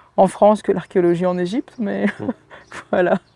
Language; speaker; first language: French; native; French